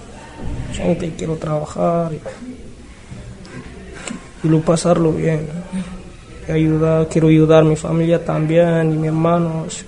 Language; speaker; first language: Spanish; non-native, learner; Arabic